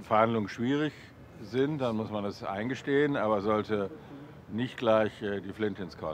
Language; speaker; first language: German; native; German